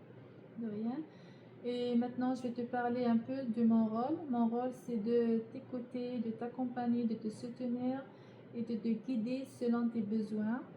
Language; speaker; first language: French; non-native, learner; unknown